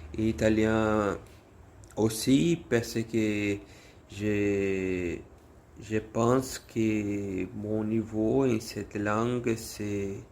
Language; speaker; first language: French; non-native, learner; Portuguese